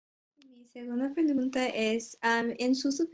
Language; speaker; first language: Spanish; non-native, learner; English